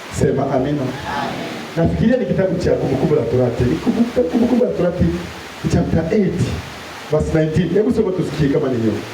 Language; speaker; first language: Swahili; non-native, local second language; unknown